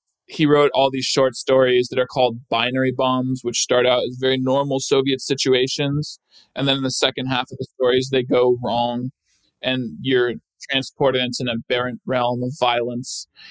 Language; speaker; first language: English; native; English